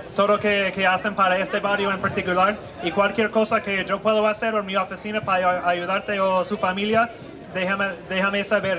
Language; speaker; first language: Spanish; non-native, fluent; English